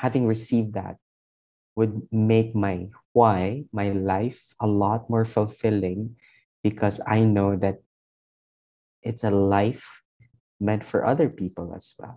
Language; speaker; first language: English; non-native, local second language; Hiligaynon